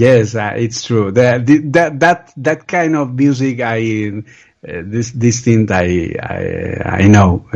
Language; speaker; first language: English; non-native, learner; Spanish